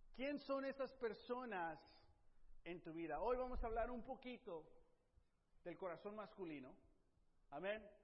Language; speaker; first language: Spanish; native; Spanish